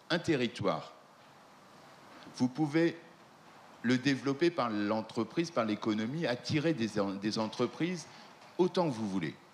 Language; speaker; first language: French; native; French